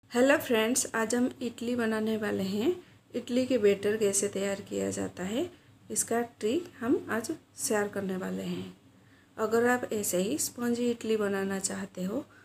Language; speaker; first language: Hindi; native; Hindi